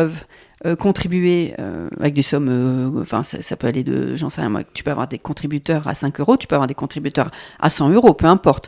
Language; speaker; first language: French; native; French